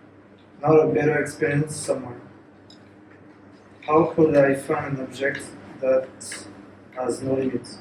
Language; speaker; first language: English; non-native, learner; French